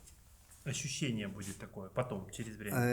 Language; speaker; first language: Russian; native; Russian